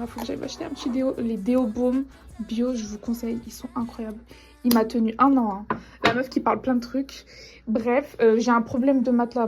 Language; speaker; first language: French; native; French